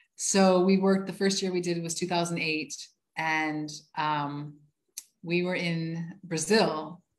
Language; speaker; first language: English; native; English